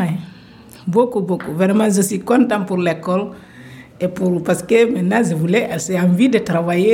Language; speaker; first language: French; non-native, learner; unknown